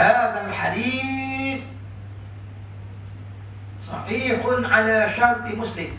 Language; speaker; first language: Arabic; non-native, fluent; Malay